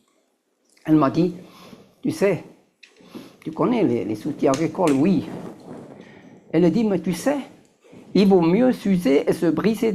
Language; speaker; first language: French; native; French